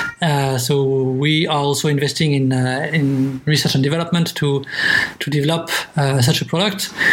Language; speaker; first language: English; non-native, fluent; French